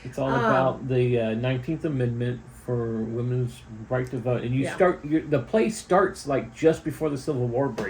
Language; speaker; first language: English; native; English